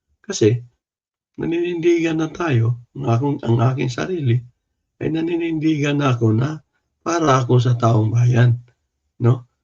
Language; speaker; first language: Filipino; non-native, local second language; Cebuano